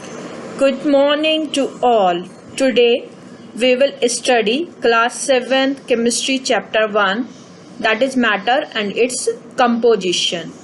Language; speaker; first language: English; non-native, local second language; Hindi